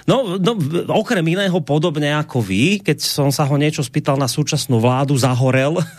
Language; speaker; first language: Slovak; native; Slovak